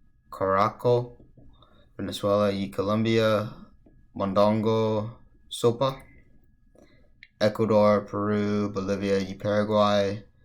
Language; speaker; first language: Spanish; non-native, learner; English